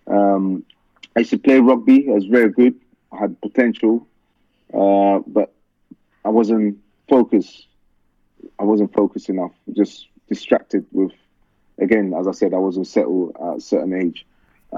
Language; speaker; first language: English; early bilingual, other home language; French